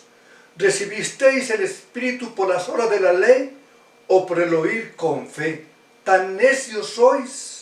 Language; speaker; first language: Spanish; native; Spanish